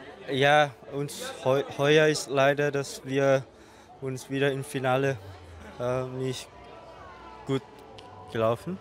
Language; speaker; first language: German; non-native, learner; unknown